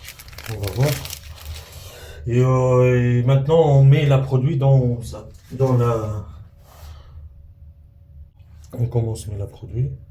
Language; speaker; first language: French; non-native, local second language; Arabic